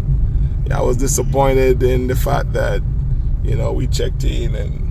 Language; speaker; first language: English; native; English